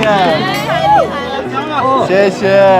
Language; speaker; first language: Chinese; non-native, learner; Tajik